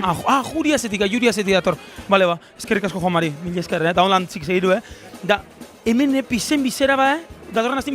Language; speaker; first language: Basque; native; Basque